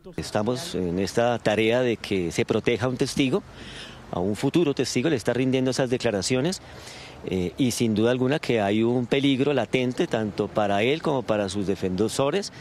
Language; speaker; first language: Spanish; native; Spanish